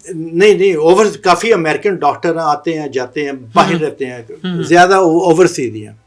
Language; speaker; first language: Urdu; non-native, local second language; Punjabi